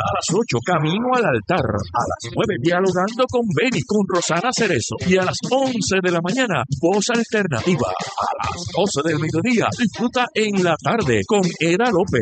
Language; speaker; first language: Spanish; native; Spanish